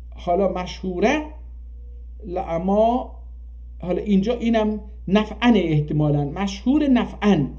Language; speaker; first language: Persian; non-native, local second language; Azerbaijani